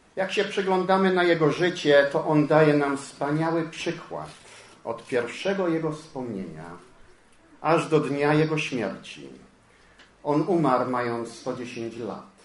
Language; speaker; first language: Polish; early bilingual, heritage; Polish